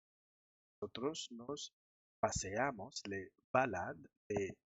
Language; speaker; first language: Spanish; non-native, fluent; French